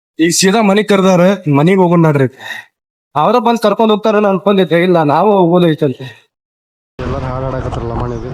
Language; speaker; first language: Kannada; non-native, local second language; Lambadi